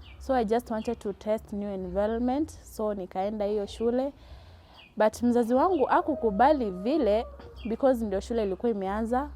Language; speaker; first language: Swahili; non-native, local second language; Gusii